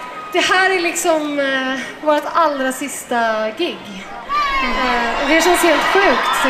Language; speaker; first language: Swedish; native; Swedish